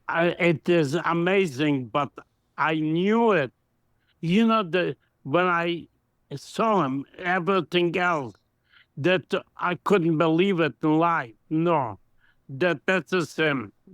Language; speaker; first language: English; non-native, fluent; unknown